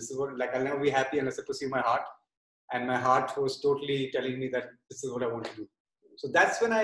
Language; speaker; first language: English; non-native, local second language; Bangla